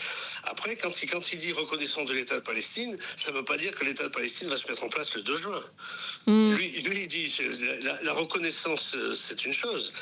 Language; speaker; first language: French; native; French